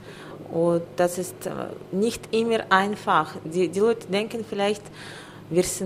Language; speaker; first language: German; non-native, learner; Russian